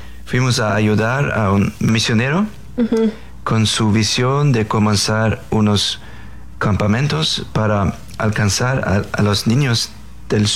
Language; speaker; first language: Spanish; non-native, fluent; Faroese